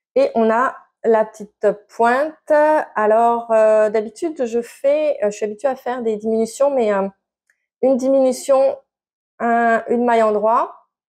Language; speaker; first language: French; native; French